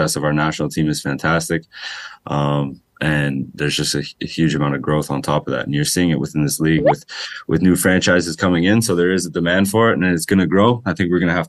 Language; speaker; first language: English; native; English